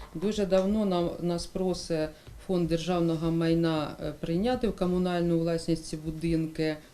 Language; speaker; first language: Ukrainian; non-native, local second language; Russian